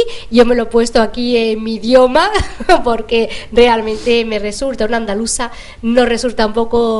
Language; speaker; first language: Spanish; native; Spanish